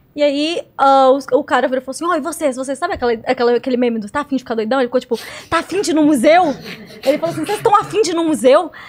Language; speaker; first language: Portuguese; native; Portuguese